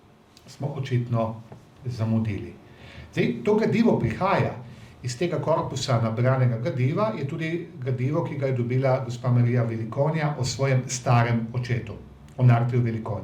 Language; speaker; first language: Slovenian; native; Slovenian